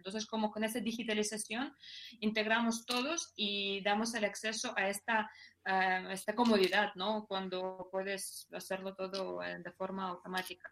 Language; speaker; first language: Spanish; non-native, fluent; Russian